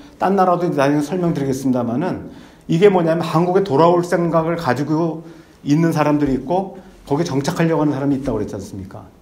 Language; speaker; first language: Korean; native; Korean